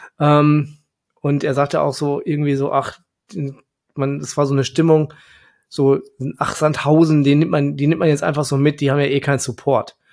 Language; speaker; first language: German; native; German